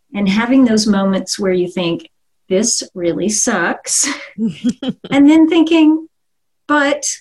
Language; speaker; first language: English; native; English